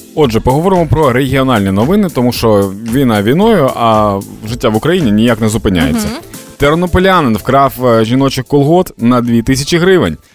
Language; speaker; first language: Ukrainian; non-native, local second language; Russian